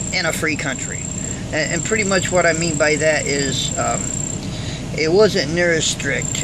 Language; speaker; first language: English; native; English